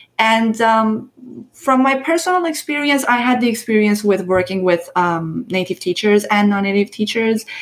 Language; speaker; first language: English; non-native, fluent; Persian